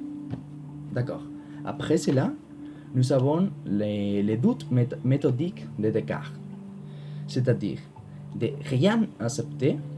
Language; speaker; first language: French; non-native, learner; Spanish